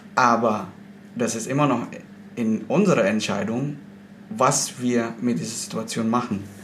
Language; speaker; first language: German; non-native, fluent; Indonesian